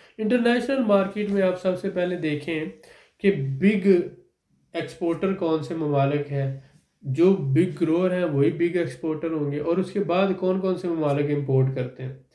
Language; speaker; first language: Urdu; non-native, local second language; Punjabi